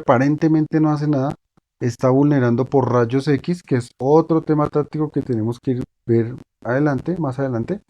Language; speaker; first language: Spanish; native; Spanish